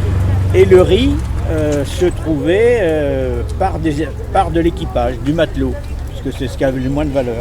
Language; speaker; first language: French; native; French